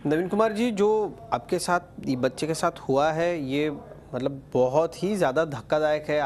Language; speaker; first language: Hindi; non-native, local second language; Marathi